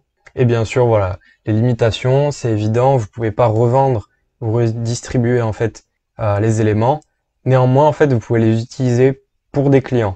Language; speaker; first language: French; native; French